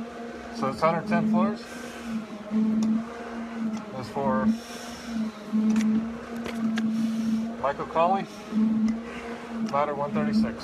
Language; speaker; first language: English; native; English